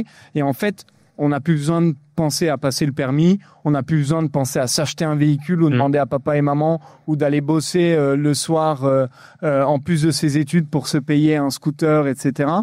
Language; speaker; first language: French; native; French